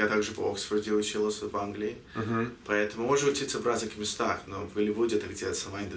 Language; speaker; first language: Russian; early bilingual, heritage; Russian